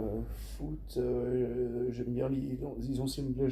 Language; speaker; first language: French; native; French